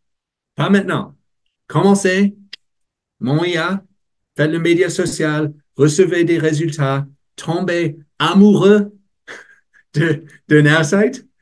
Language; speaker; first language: French; non-native, learner; English